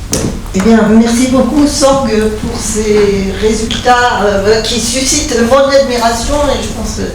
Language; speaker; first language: French; native; French